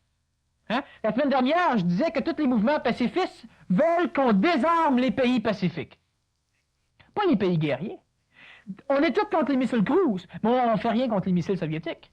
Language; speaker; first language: French; native; French